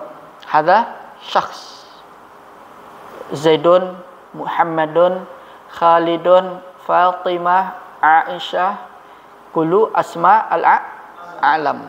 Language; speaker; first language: Arabic; non-native, fluent; Indonesian